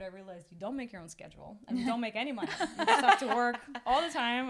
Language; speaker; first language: English; non-native, fluent; Russian